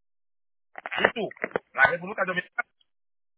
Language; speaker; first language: Spanish; non-native, learner; Haitian Creole